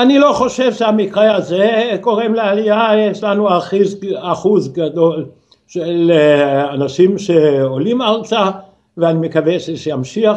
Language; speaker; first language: Hebrew; non-native, fluent; Danish